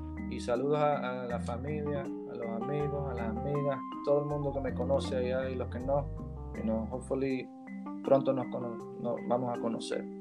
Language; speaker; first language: Spanish; early bilingual, heritage; Spanish